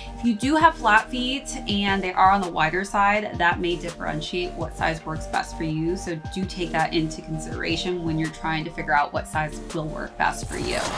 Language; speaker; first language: English; native; English